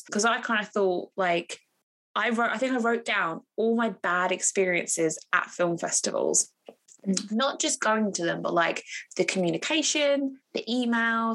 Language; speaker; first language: English; native; English